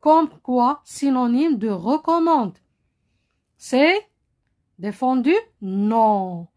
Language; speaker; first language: French; non-native, local second language; Arabic